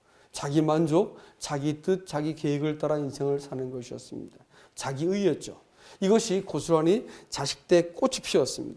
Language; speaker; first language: Korean; native; Korean